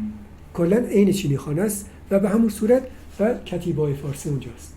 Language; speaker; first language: Persian; native; Persian